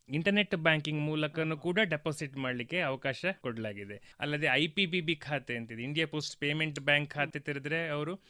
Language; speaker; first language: Kannada; native; Kannada